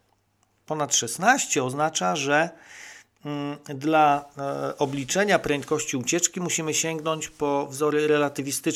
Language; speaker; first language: Polish; native; Polish